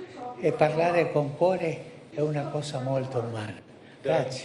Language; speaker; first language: Italian; non-native, fluent; Spanish